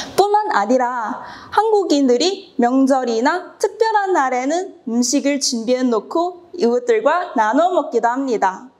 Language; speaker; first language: Korean; non-native, fluent; Cantonese